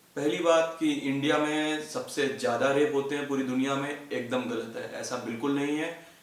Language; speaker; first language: Hindi; native; Hindi